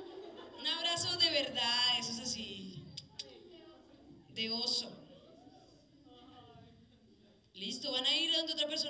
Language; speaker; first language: Spanish; native; Spanish